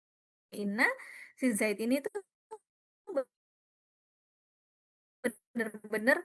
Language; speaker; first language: Indonesian; native; Indonesian